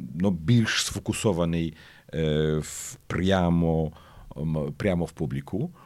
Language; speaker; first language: Ukrainian; early bilingual, heritage; Ukrainian